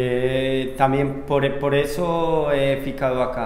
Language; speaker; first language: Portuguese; non-native, learner; Spanish